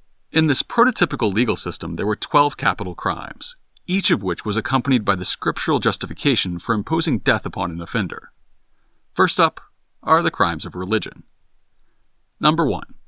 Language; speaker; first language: English; native; English